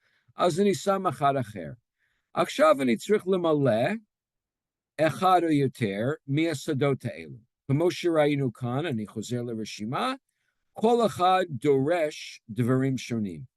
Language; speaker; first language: Hebrew; non-native, fluent; English